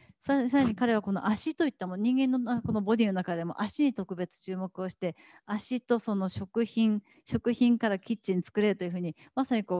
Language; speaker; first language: Japanese; native; Japanese